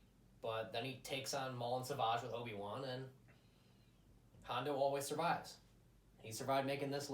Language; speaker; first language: English; native; English